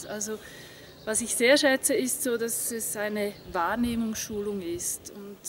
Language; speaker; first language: German; native; German